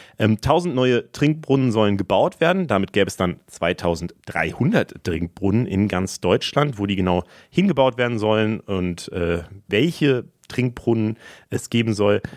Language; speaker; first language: German; native; German